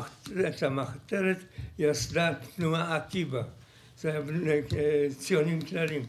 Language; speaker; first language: Hebrew; non-native, fluent; Polish